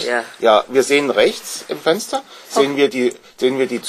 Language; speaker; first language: German; native; German